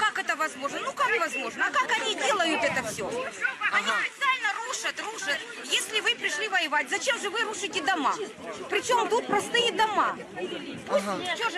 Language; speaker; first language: Russian; native; Russian